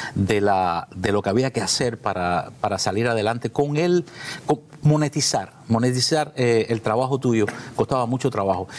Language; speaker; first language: Spanish; native; Spanish